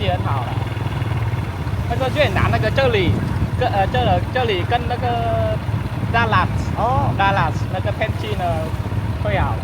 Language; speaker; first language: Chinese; non-native, learner; Vietnamese